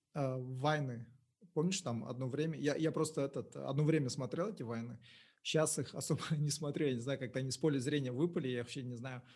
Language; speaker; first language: Russian; non-native, local second language; Kazakh